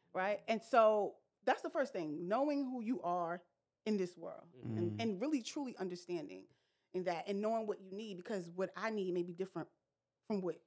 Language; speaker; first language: English; native; English